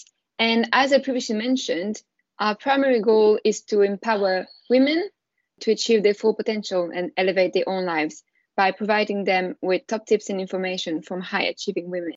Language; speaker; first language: English; non-native, fluent; French